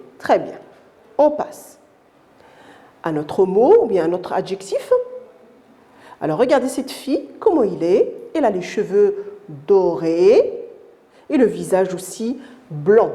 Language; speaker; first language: French; non-native, local second language; Arabic